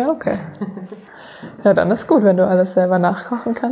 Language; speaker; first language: German; native; German